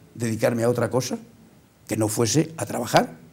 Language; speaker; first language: Spanish; native; Spanish